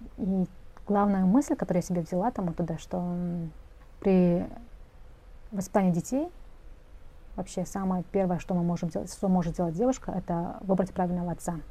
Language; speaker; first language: Russian; non-native, local second language; Kazakh